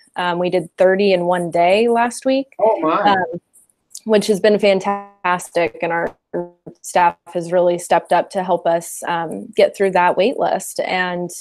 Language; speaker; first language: English; native; English